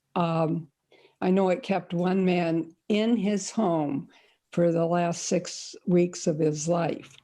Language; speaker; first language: English; native; English